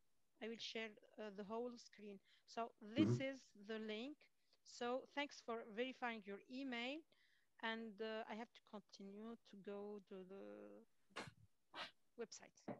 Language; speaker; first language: English; non-native, fluent; Arabic